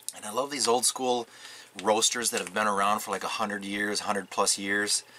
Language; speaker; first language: English; native; English